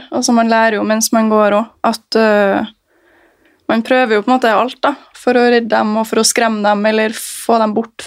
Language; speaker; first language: Norwegian; early bilingual, other home language; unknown